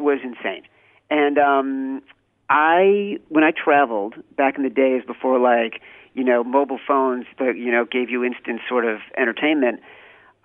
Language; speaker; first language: English; native; English